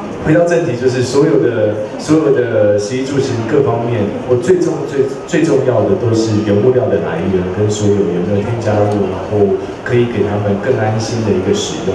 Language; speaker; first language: Chinese; native; Chinese